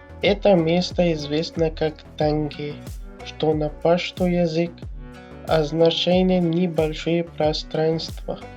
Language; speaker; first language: Russian; non-native, learner; Pashto